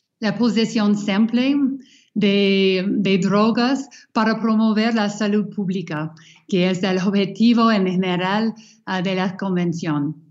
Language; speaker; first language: Spanish; non-native, fluent; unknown